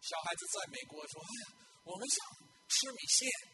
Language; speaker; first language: Chinese; non-native, fluent; English